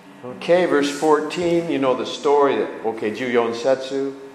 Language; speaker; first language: English; native; English